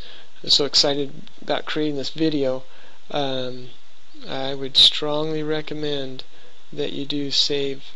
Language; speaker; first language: English; native; English